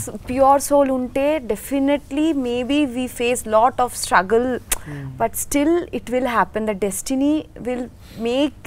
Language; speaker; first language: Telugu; non-native, learner; Bangla